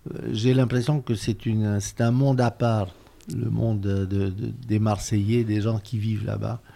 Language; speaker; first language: French; non-native, fluent; Romanian